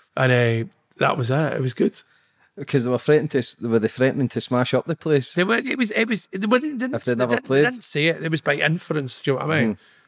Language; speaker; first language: English; native; English